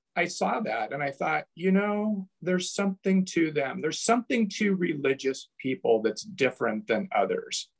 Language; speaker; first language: English; native; English